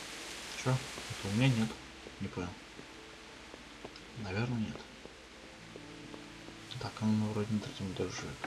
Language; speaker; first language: Russian; native; Russian